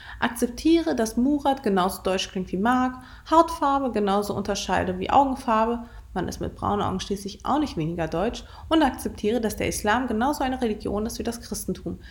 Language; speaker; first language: German; early bilingual, other home language; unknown